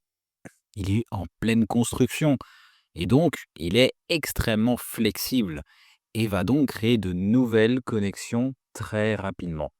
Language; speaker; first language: French; native; French